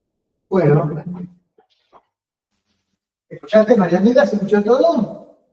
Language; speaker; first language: Spanish; native; Spanish